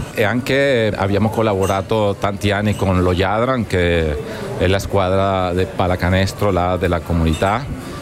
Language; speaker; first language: Italian; non-native, fluent; Spanish